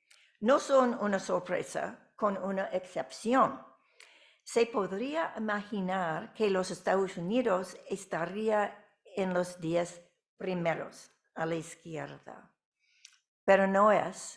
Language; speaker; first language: Spanish; non-native, fluent; English